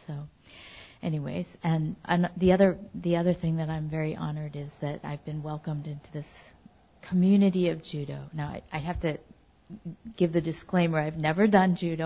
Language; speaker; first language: English; early bilingual, other home language; Japanese